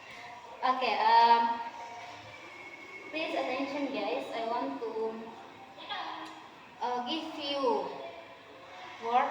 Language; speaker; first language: English; non-native, learner; Indonesian